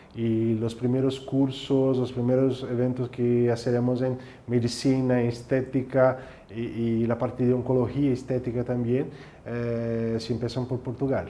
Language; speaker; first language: Spanish; non-native, fluent; Portuguese